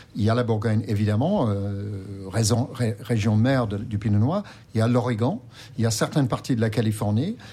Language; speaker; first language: French; non-native, fluent; English